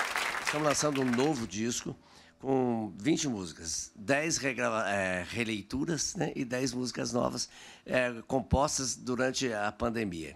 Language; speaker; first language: Portuguese; native; Portuguese